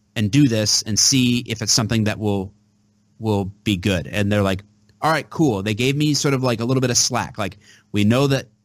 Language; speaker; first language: English; native; English